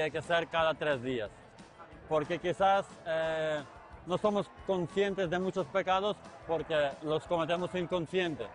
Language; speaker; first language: Spanish; non-native, fluent; Ukrainian